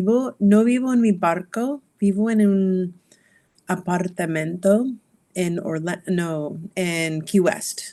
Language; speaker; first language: Spanish; non-native, learner; English